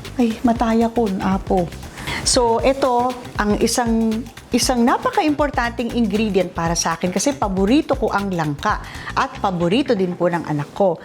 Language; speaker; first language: Filipino; non-native, local second language; Iloko